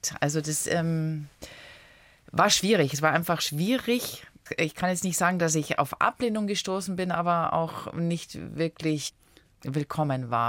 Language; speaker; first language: German; early bilingual, other home language; Italian